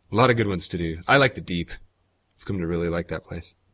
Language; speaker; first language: English; native; English